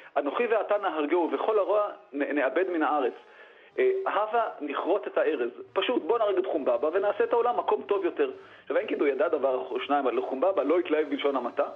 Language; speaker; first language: Hebrew; native; Hebrew